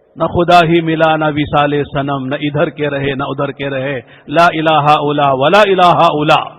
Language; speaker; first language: Urdu; native; Urdu